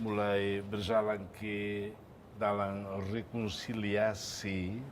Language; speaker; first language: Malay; non-native, fluent; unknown